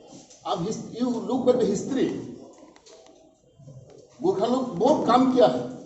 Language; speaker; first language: Hindi; non-native, local second language; Kok Borok